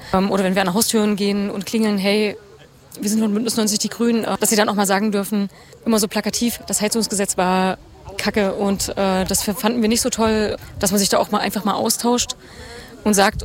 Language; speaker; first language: German; native; German